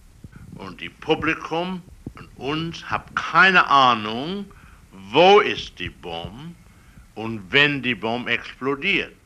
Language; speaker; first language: German; non-native, learner; English